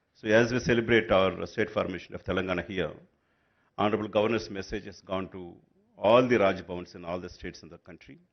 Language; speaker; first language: English; non-native, local second language; Telugu